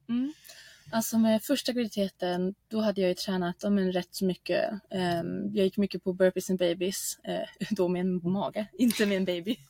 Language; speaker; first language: Swedish; non-native, fluent; German